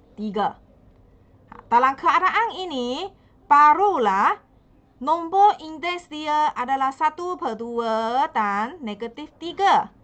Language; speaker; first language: Malay; non-native, local second language; Chinese